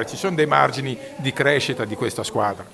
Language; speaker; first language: Italian; native; Italian